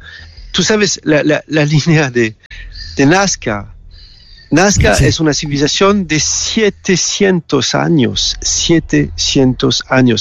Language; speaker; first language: Spanish; non-native, learner; French